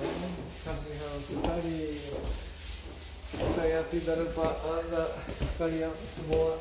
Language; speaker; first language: Indonesian; non-native, learner; Japanese